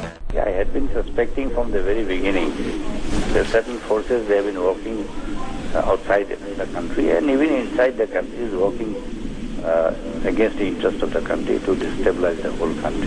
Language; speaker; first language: English; non-native, local second language; Assamese